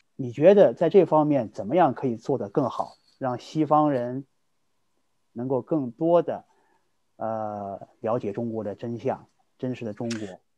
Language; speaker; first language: Chinese; native; Chinese